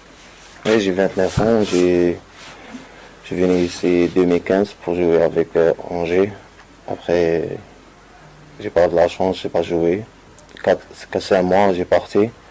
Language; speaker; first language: French; non-native, local second language; Arabic